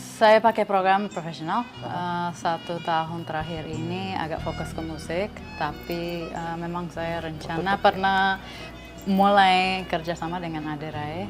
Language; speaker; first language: Indonesian; non-native, fluent; English